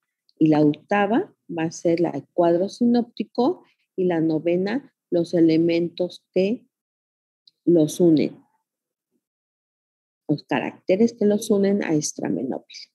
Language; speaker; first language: Spanish; native; Spanish